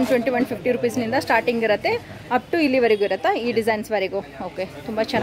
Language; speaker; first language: Kannada; native; Kannada